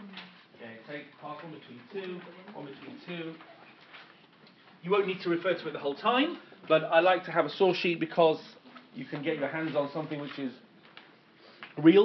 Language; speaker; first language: English; native; English